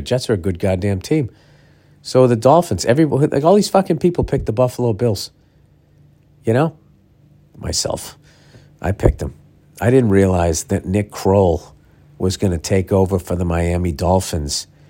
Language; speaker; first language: English; native; English